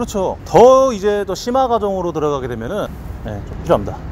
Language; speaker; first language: Korean; native; Korean